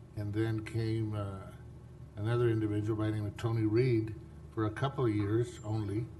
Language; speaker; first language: English; early bilingual, other home language; Spanish